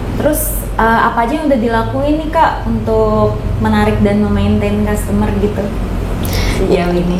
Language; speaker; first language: Indonesian; native; Indonesian